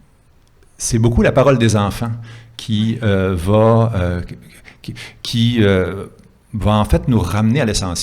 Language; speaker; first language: French; native; French